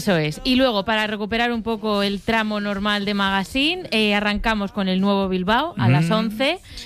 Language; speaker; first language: Spanish; native; Spanish